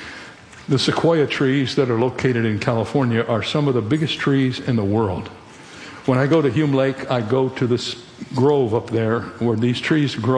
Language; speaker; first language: English; native; English